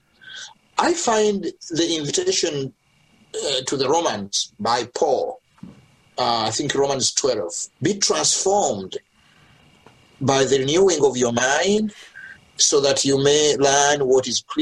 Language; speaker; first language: English; non-native, local second language; Ganda